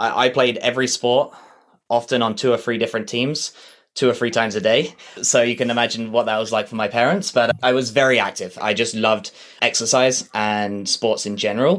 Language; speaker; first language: English; native; English